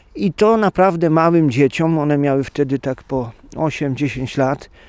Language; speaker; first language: Polish; native; Polish